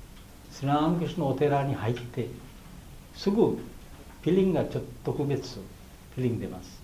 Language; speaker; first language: Japanese; non-native, fluent; Bangla